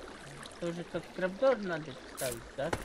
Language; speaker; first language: Russian; non-native, learner; Latvian